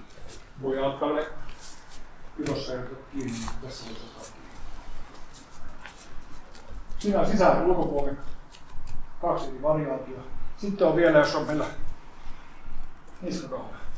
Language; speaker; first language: Finnish; native; Finnish